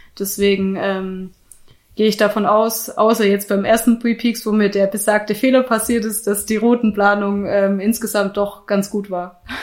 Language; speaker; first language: German; native; German